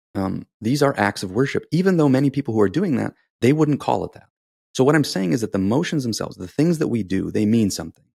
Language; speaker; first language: English; native; English